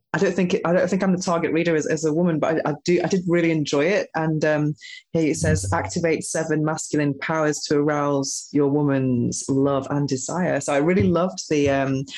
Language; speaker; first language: English; native; English